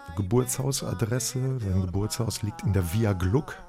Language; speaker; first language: German; native; German